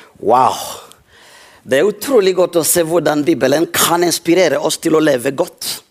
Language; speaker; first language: Norwegian; non-native, fluent; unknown